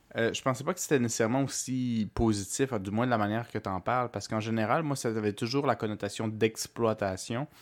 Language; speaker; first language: French; native; French